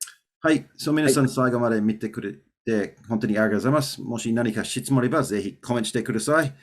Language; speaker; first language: Japanese; non-native, learner; English